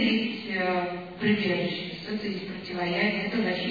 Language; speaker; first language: Russian; native; Russian